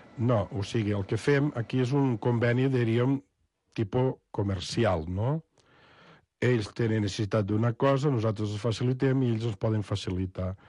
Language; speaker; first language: Catalan; native; Catalan